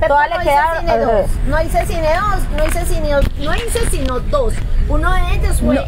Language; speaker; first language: Spanish; native; Spanish